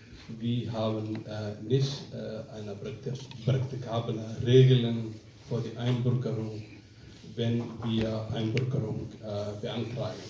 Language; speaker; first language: German; non-native, fluent; Somali